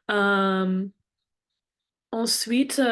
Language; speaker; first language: French; non-native, learner; English